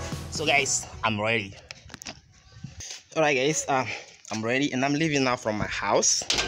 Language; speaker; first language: English; non-native, learner; Makhuwa